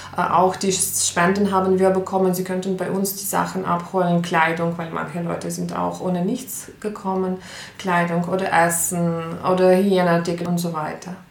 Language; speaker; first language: German; non-native, fluent; Ukrainian